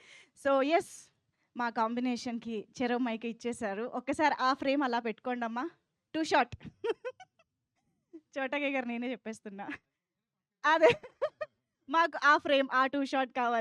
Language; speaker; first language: Telugu; native; Telugu